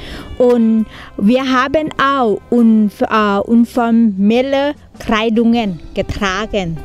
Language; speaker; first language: German; non-native, learner; Thai